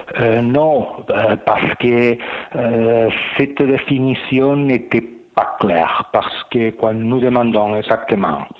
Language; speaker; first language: French; non-native, learner; Catalan